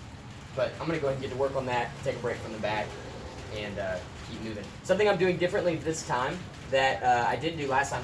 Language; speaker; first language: English; native; English